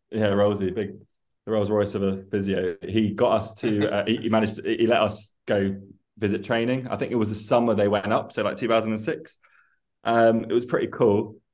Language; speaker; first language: English; early bilingual, other home language; Persian